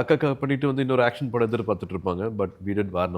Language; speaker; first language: Tamil; native; Tamil